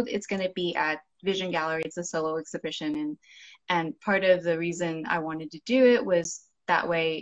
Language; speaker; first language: English; non-native, local second language; Cantonese